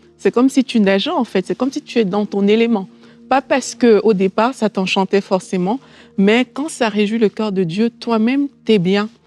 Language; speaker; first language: French; native; French